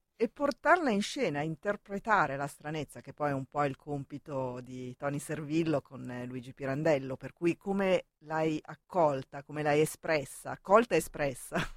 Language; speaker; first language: Italian; native; Italian